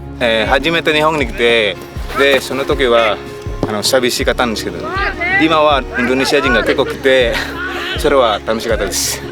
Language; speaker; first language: Japanese; non-native, fluent; Indonesian